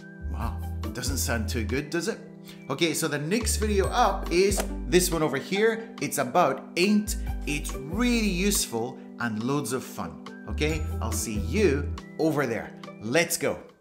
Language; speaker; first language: English; native; English